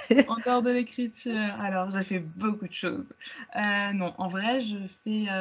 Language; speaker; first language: French; native; French